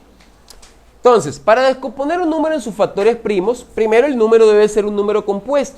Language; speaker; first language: Spanish; native; Spanish